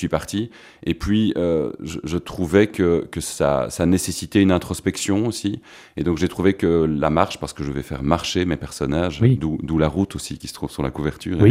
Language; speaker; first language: French; native; French